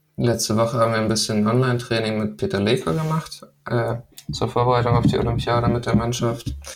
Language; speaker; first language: German; early bilingual, other home language; Danish